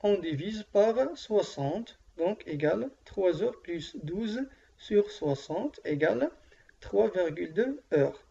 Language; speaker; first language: French; non-native, local second language; Arabic